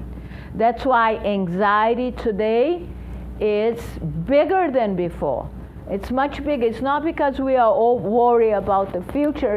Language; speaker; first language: English; non-native, fluent; Portuguese